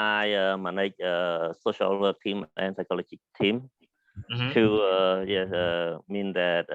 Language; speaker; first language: English; non-native, learner; Khmer